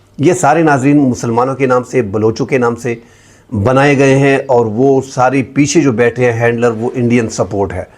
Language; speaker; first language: Urdu; non-native, local second language; Pashto